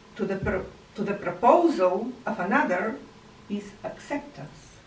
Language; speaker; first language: English; non-native, fluent; Bulgarian